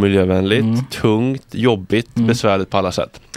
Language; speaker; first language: Swedish; native; Swedish